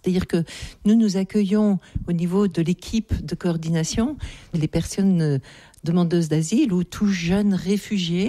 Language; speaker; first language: French; native; French